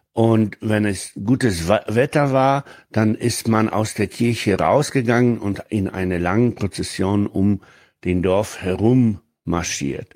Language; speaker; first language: German; non-native, fluent; Polish